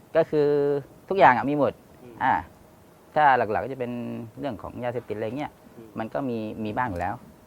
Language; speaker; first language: Thai; non-native, local second language; Pattani Malay